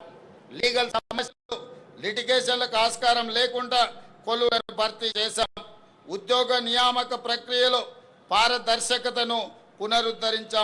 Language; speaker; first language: Telugu; native; Telugu